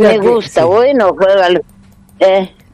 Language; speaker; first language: Spanish; non-native, fluent; Portuguese